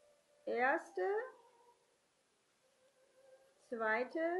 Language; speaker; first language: German; non-native, learner; Chinese